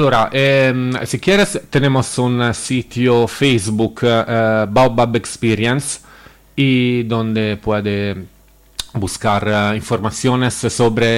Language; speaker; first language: Spanish; non-native, learner; Italian